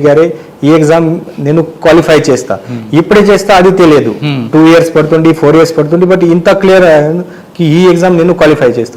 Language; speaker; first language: Telugu; non-native, learner; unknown